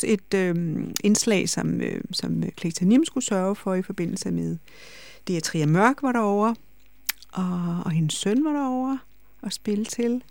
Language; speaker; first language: Danish; native; Danish